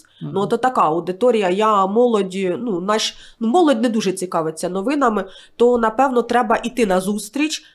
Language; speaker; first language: Ukrainian; native; Ukrainian